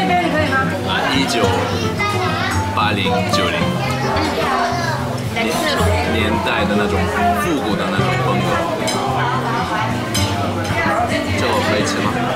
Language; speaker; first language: Chinese; non-native, fluent; Korean